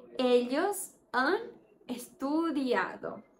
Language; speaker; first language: Spanish; non-native, fluent; Portuguese